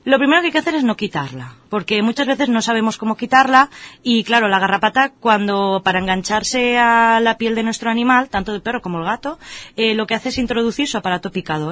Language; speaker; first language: Spanish; native; Spanish